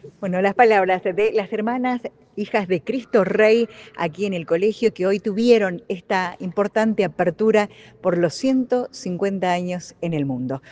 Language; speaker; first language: Spanish; native; Spanish